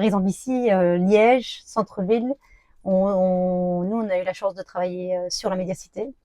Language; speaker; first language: French; early bilingual, other home language; Arabic